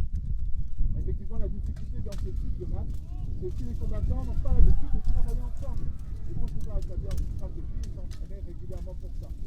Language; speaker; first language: French; native; French